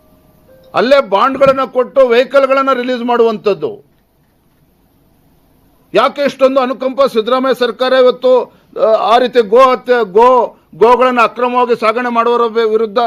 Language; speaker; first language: Kannada; native; Kannada